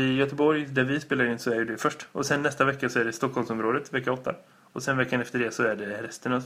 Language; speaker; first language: Swedish; native; Swedish